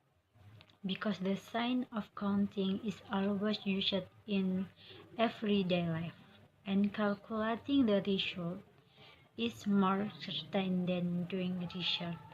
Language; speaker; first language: English; non-native, learner; Indonesian